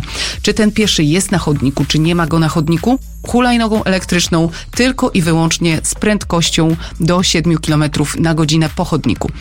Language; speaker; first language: Polish; native; Polish